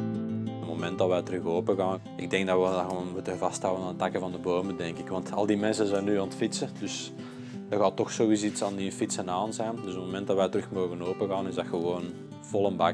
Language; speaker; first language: Dutch; native; Dutch